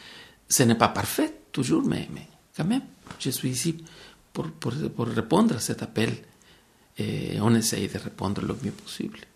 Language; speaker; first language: French; non-native, fluent; Spanish